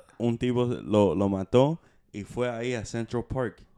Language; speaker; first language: Spanish; early bilingual, other home language; English